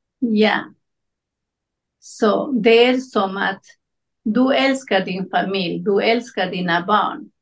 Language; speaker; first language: Swedish; non-native, learner; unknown